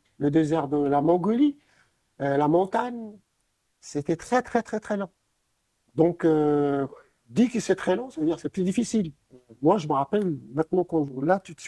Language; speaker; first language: French; non-native, local second language; Arabic